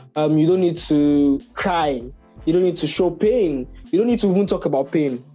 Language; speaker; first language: English; non-native, local second language; Yoruba